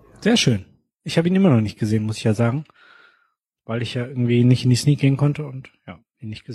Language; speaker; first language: German; native; German